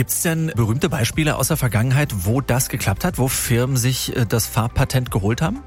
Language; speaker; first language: German; native; German